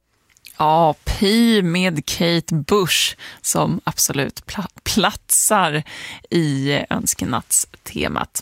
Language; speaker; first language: Swedish; native; Swedish